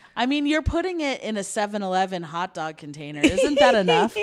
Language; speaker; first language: English; native; English